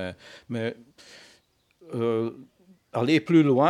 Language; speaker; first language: French; non-native, fluent; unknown